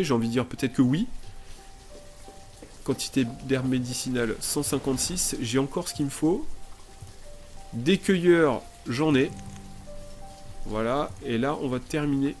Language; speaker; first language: French; native; French